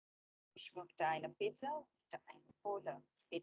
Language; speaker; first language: German; non-native, learner; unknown